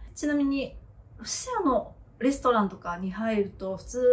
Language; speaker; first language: Japanese; non-native, fluent; Chinese